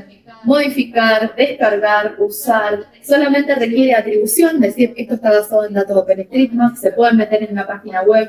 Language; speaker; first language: Spanish; native; Spanish